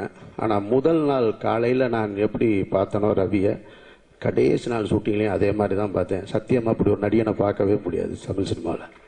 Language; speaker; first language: Tamil; native; Tamil